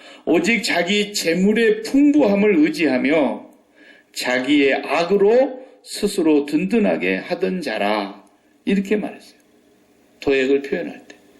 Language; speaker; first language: Korean; native; Korean